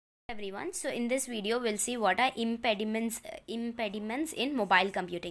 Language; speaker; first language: English; non-native, local second language; Telugu